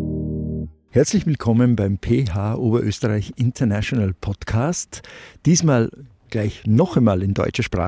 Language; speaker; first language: German; native; German